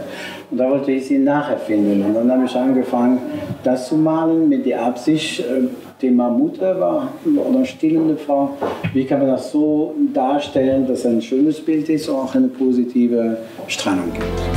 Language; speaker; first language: German; non-native, fluent; French